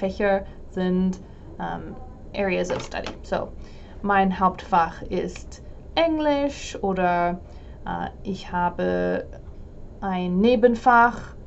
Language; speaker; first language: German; non-native, fluent; English